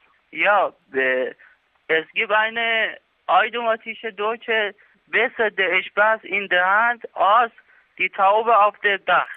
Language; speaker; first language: German; non-native, learner; Persian